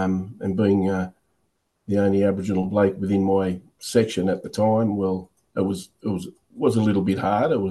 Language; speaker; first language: English; native; English